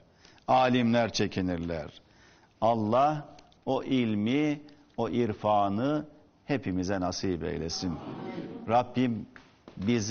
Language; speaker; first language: Turkish; native; Turkish